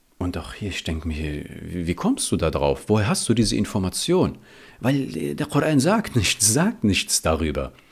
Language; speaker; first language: German; early bilingual, other home language; Riffian